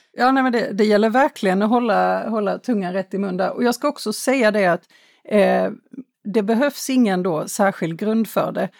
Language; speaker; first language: Swedish; native; Swedish